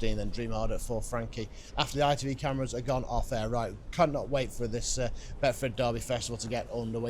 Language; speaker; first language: English; native; English